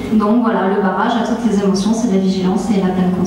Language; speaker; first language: French; native; French